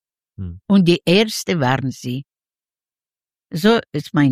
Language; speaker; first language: German; non-native, learner; Yiddish